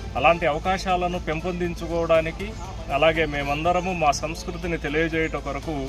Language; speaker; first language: Telugu; non-native, local second language; Lambadi